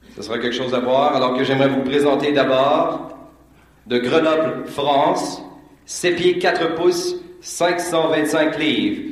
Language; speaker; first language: French; native; French